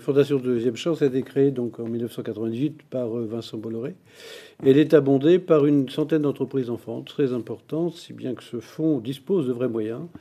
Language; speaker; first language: French; native; French